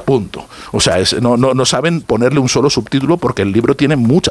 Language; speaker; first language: Spanish; native; Spanish